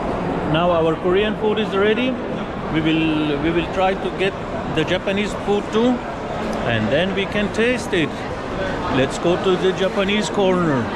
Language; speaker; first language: English; non-native, fluent; Pashto